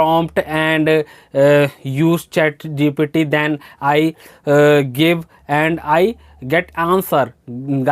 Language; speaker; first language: English; non-native, learner; Hindi